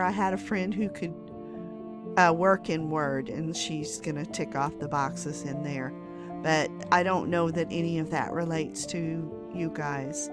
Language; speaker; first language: English; native; English